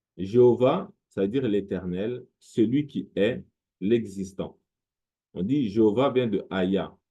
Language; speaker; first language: French; non-native, local second language; Lingala